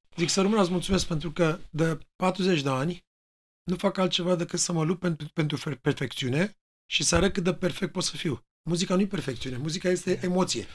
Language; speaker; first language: Romanian; native; Romanian